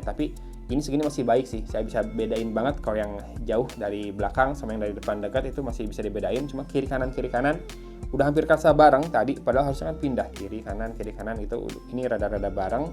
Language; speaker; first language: Indonesian; native; Indonesian